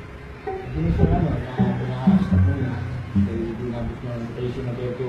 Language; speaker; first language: Filipino; non-native, learner; Arabic